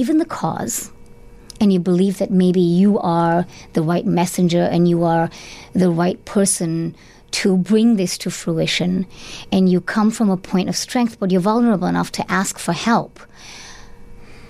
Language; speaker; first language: English; non-native, local second language; Tamil